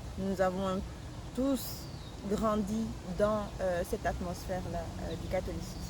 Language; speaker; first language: French; non-native, local second language; Fula